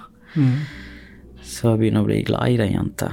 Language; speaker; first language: Norwegian; non-native, fluent; Tamil